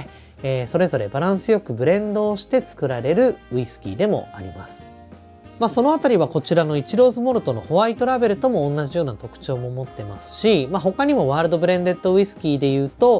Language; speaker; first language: Japanese; native; Japanese